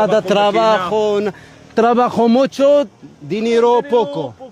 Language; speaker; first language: Spanish; non-native, learner; Arabic